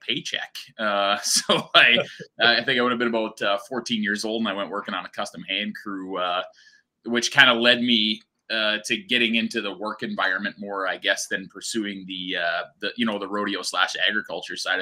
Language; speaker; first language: English; native; English